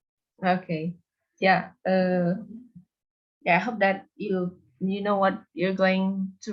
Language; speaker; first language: English; non-native, fluent; Indonesian